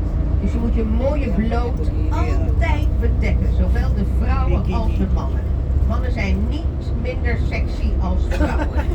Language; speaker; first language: Dutch; non-native, fluent; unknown